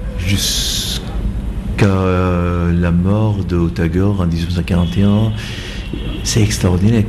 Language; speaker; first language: French; non-native, fluent; Bangla